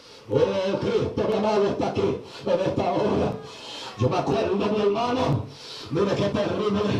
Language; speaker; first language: Spanish; native; Spanish